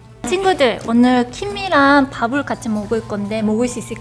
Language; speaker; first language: Korean; non-native, fluent; Japanese